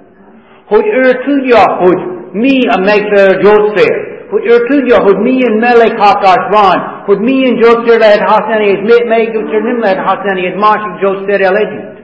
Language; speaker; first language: Hungarian; non-native, fluent; English